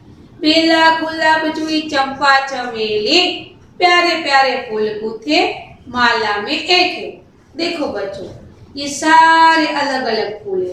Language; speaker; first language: Hindi; non-native, local second language; Gujarati